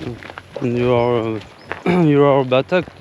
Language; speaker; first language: English; non-native, learner; French